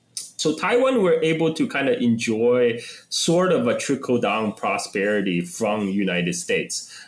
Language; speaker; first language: English; non-native, fluent; Chinese